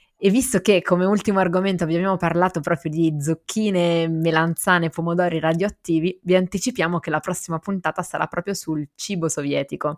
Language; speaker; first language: Italian; native; Italian